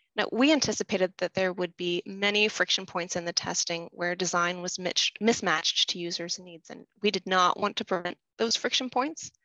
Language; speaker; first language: English; native; English